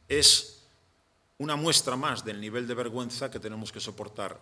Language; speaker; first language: Spanish; native; Spanish